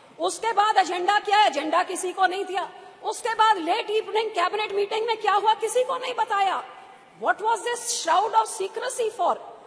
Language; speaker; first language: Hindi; non-native, local second language; Punjabi